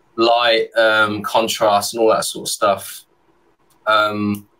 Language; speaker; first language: English; native; English